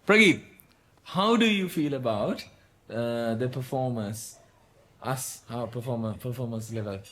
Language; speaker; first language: English; non-native, local second language; Sinhala